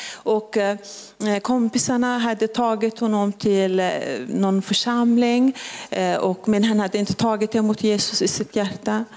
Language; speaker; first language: Swedish; non-native, local second language; Persian